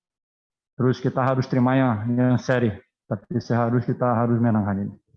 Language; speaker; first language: Indonesian; non-native, fluent; Portuguese